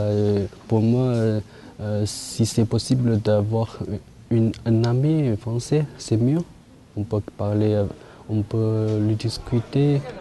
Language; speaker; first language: French; non-native, learner; Chinese